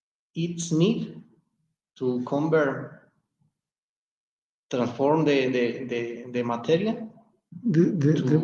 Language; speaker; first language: English; non-native, learner; Spanish